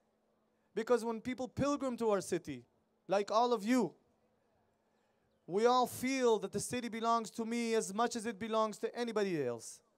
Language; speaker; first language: English; non-native, fluent; Hebrew